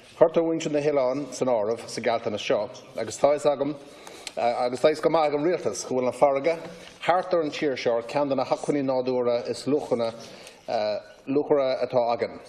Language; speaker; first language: Irish; non-native, local second language; English